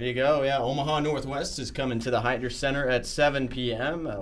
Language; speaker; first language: English; native; English